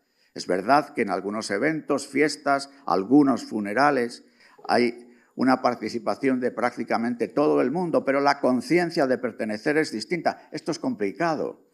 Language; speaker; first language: Spanish; native; Spanish